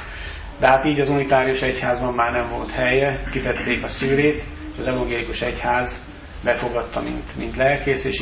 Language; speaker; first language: Hungarian; native; Hungarian